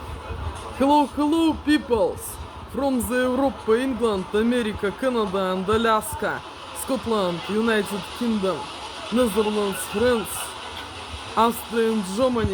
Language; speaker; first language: English; non-native, learner; Russian